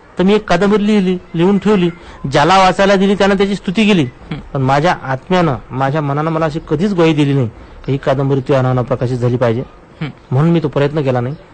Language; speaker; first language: Marathi; non-native, local second language; Urdu